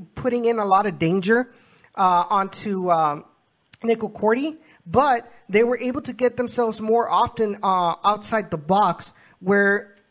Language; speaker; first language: English; early bilingual, other home language; Spanish